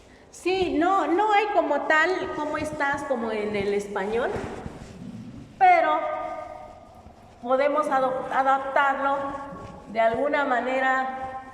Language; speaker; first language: Spanish; non-native, local second language; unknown